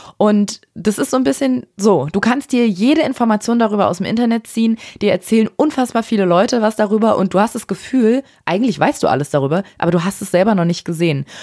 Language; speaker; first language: German; native; German